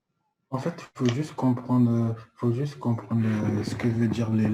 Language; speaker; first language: French; native; French